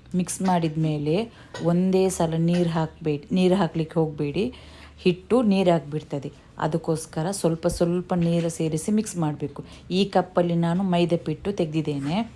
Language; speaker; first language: Kannada; non-native, local second language; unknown